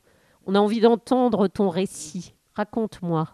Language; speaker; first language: French; native; French